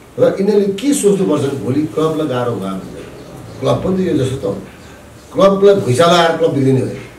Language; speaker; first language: Nepali; non-native, local second language; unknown